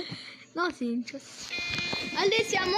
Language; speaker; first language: French; native; French